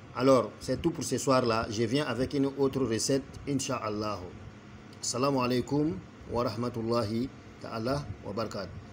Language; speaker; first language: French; non-native, local second language; Bambara